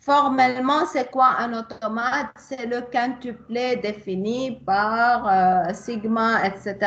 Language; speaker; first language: French; non-native, local second language; Arabic